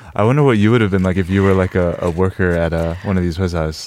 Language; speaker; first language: English; native; English